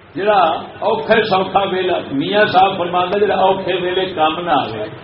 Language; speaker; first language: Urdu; non-native, local second language; Punjabi